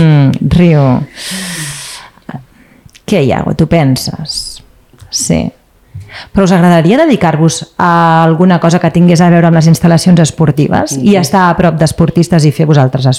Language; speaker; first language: Catalan; native; Catalan